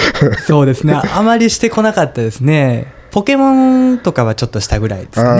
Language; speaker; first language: Japanese; native; Japanese